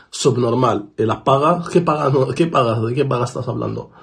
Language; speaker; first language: Spanish; non-native, fluent; Arabic